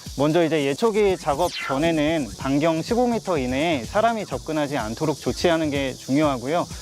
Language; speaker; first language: Korean; native; Korean